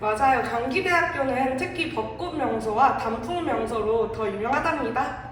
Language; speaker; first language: Korean; native; Korean